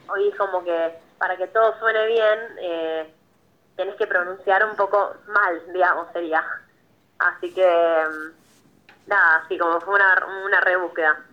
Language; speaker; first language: Spanish; early bilingual, other home language; English